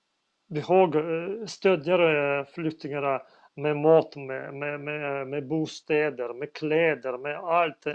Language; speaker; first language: Swedish; non-native, fluent; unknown